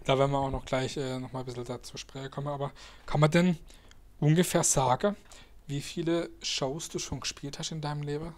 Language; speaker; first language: German; native; German